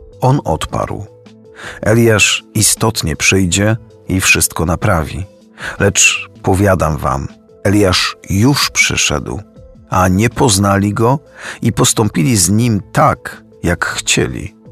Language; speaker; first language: Polish; native; Polish